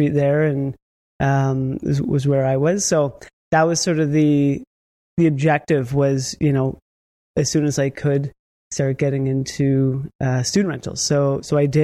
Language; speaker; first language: English; native; English